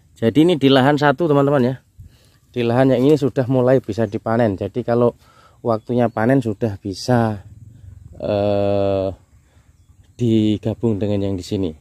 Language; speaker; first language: Indonesian; non-native, local second language; Javanese